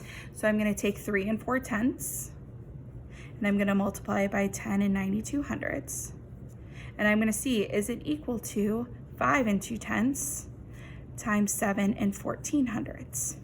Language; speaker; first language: English; native; English